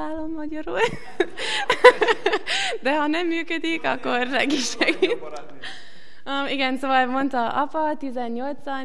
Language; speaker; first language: Hungarian; non-native, learner; English